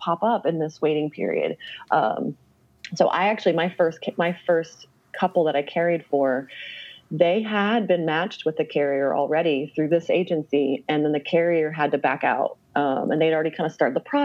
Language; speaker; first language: English; native; English